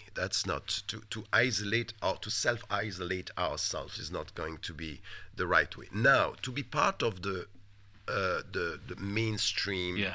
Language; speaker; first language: English; non-native, fluent; French